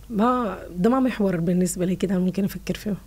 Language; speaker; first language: Arabic; native; Arabic